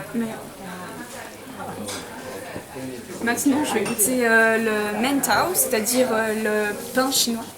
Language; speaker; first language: French; non-native, fluent; Chinese